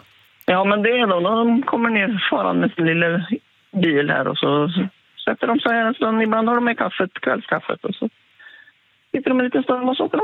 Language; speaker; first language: Swedish; native; Swedish